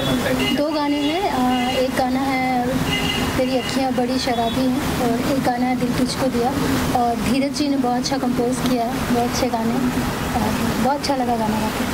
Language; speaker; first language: Hindi; native; Hindi